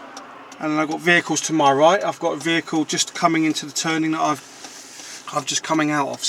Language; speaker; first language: English; native; English